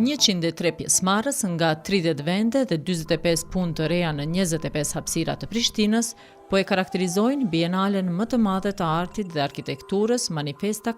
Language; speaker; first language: Albanian; native; Albanian